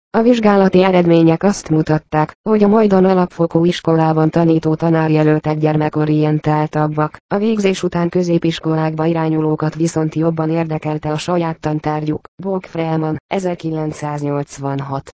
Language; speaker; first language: Hungarian; native; Hungarian